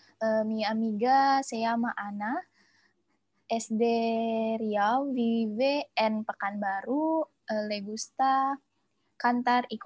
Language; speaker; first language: Spanish; non-native, learner; Indonesian